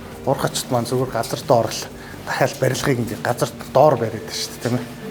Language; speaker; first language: Mongolian; native; Mongolian